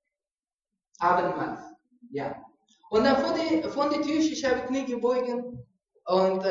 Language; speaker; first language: German; non-native, learner; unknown